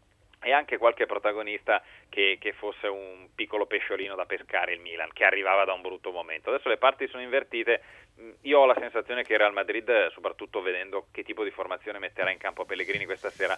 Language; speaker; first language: Italian; native; Italian